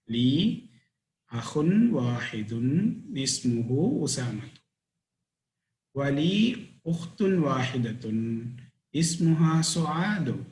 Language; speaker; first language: Arabic; non-native, fluent; Tamil